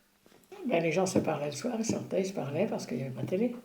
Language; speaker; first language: French; native; French